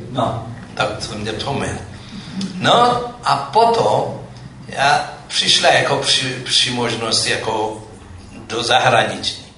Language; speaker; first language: Czech; non-native, fluent; Amharic